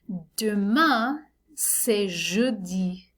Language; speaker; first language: French; non-native, fluent; English